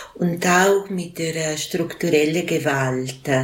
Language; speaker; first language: German; non-native, local second language; Italian